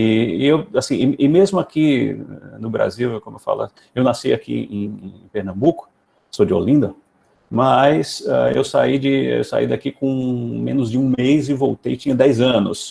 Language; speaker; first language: Portuguese; native; Portuguese